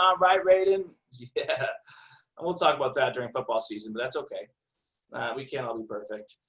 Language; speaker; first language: English; native; English